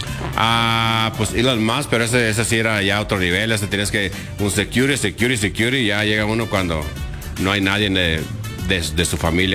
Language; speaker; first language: Spanish; native; Spanish